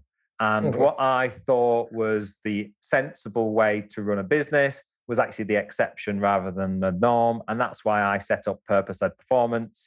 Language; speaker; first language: English; native; English